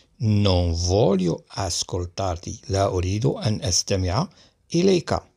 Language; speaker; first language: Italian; non-native, learner; Arabic